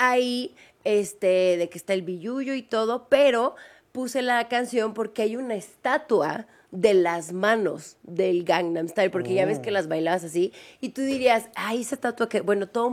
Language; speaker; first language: Spanish; native; Spanish